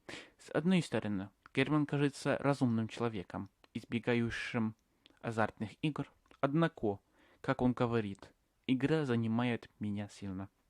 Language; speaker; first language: Russian; non-native, learner; English